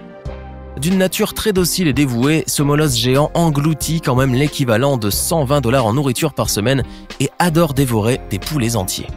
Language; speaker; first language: French; native; French